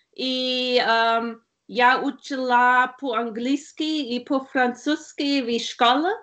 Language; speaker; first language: Russian; non-native, learner; German